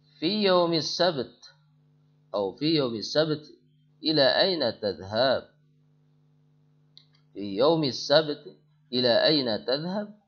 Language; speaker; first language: Arabic; non-native, fluent; Indonesian